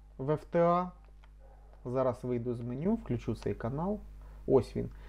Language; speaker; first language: Ukrainian; non-native, local second language; Russian